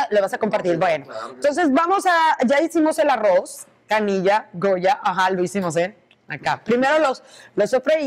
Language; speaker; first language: Spanish; native; Spanish